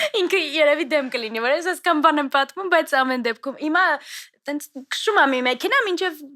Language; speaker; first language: Armenian; native; Armenian